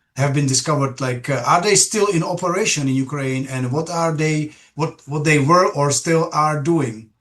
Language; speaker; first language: English; non-native, fluent; Czech